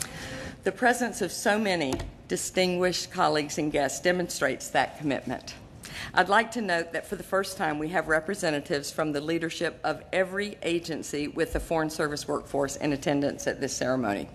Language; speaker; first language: English; native; English